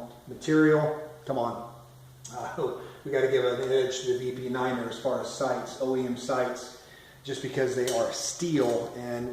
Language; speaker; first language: English; native; English